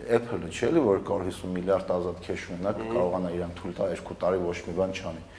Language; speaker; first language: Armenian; native; Armenian